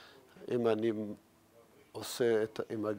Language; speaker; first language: Hebrew; non-native, fluent; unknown